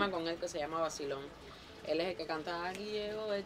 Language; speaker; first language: Spanish; native; Spanish